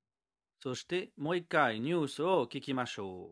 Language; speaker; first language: Japanese; non-native, learner; French